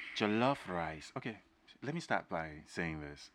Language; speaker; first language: English; non-native, local second language; Yoruba